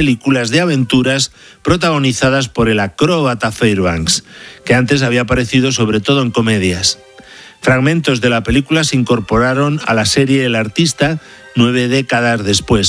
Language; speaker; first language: Spanish; native; Spanish